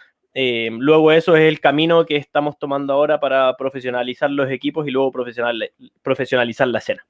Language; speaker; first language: Spanish; native; Spanish